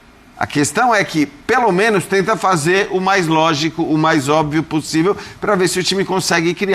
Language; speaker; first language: Portuguese; native; Portuguese